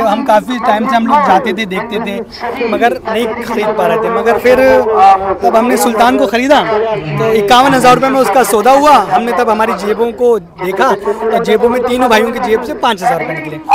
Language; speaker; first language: Hindi; native; Hindi